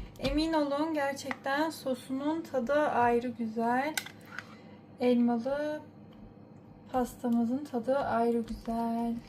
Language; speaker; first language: Turkish; early bilingual, heritage; Turkish